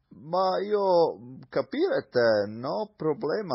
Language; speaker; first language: Italian; non-native, learner; English